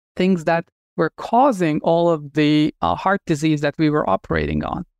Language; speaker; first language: English; non-native, fluent; Turkish